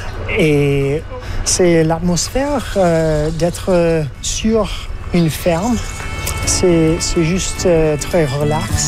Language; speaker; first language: French; non-native, fluent; English